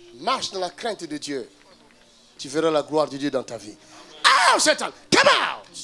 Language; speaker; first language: French; non-native, local second language; Lingala